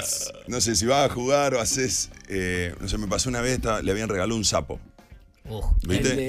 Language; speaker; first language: Spanish; native; Spanish